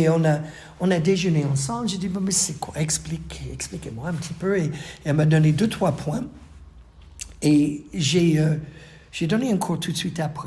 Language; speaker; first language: French; non-native, fluent; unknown